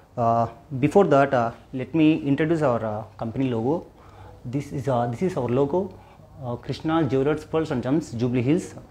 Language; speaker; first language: English; non-native, local second language; Telugu